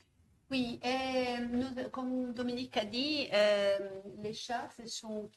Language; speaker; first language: French; non-native, fluent; Italian